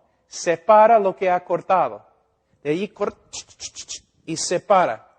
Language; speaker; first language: Spanish; non-native, fluent; English